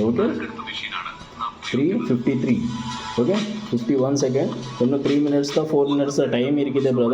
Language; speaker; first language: Tamil; non-native, learner; Kannada